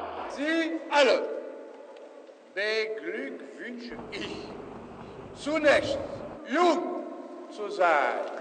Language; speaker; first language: German; non-native, learner; French